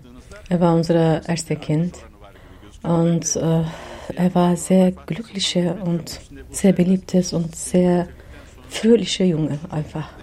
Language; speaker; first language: German; non-native, learner; Turkish